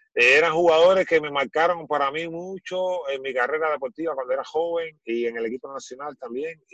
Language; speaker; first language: Spanish; native; Spanish